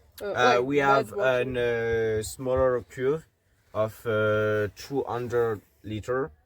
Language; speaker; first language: English; non-native, learner; French